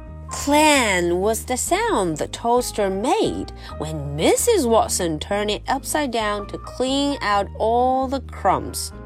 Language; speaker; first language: English; non-native, fluent; Chinese